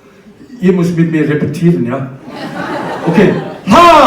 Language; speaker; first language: German; non-native, fluent; Tibetan